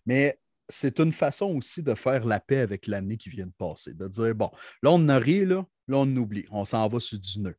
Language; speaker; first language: French; native; French